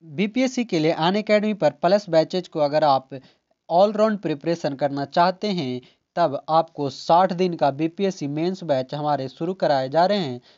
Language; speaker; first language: Hindi; native; Hindi